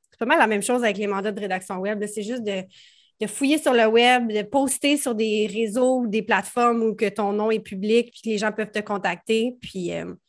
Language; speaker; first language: French; native; French